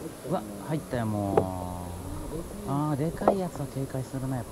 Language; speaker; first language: Japanese; native; Japanese